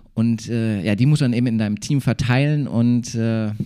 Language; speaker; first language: German; native; German